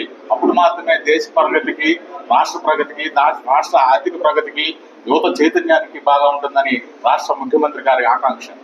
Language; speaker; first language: Telugu; native; Telugu